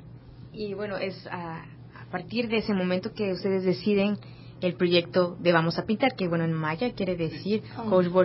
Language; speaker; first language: Spanish; native; Spanish